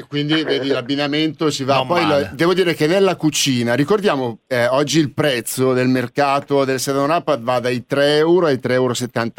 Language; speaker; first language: Italian; native; Italian